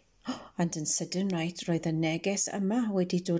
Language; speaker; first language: Welsh; non-native, local second language; English